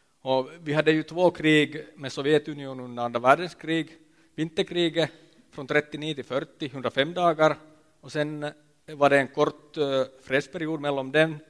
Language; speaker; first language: Swedish; non-native, local second language; Finnish